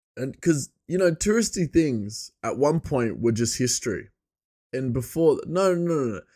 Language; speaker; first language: English; native; English